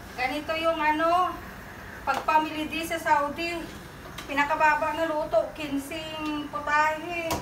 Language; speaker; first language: Filipino; non-native, local second language; Hiligaynon